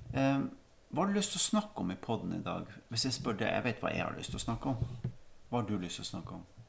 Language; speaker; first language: Norwegian; native; Norwegian